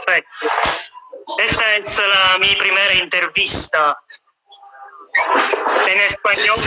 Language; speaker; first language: Spanish; non-native, fluent; Italian